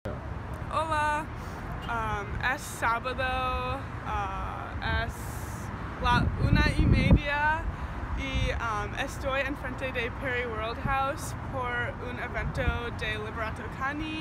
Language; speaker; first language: Spanish; non-native, learner; English